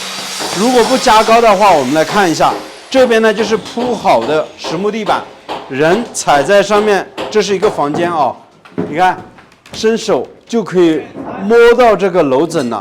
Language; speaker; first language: Chinese; native; Chinese